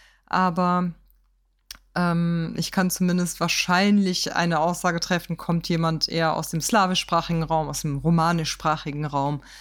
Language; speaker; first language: German; native; German